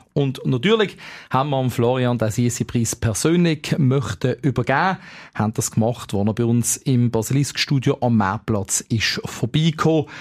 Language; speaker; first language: German; native; German